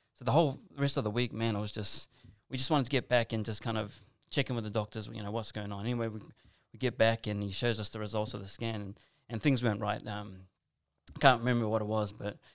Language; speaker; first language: English; native; English